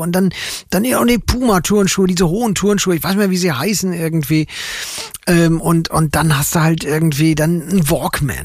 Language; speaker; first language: German; native; German